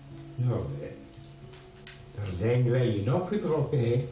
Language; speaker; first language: Dutch; non-native, local second language; Limburgish